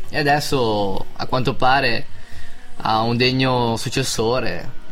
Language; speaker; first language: Italian; native; Italian